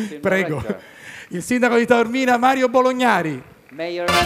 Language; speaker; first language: Italian; native; Italian